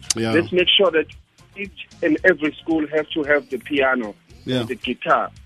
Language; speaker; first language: English; non-native, local second language; Zulu